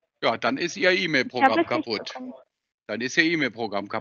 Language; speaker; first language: German; native; German